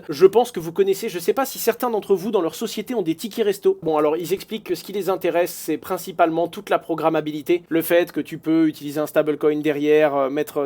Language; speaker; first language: French; native; French